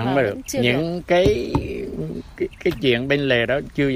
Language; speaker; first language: Vietnamese; native; Vietnamese